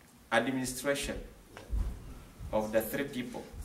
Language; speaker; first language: English; non-native, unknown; Swahili